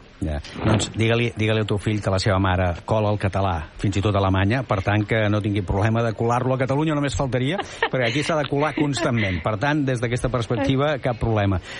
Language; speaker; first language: Catalan; native; Catalan